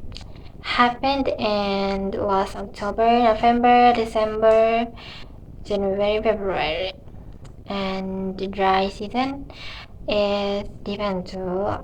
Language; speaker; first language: English; non-native, learner; Indonesian